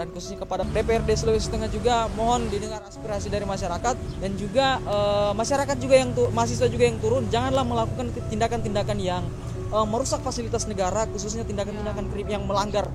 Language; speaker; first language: Indonesian; native; Indonesian